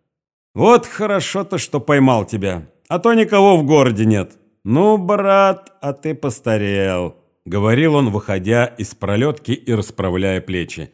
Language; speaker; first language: Russian; native; Russian